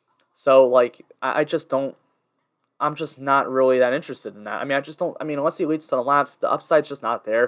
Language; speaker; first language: English; native; English